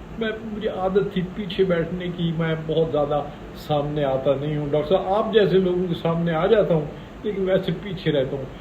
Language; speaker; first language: Urdu; native; Urdu